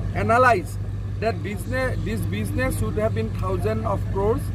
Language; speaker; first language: English; non-native, local second language; Assamese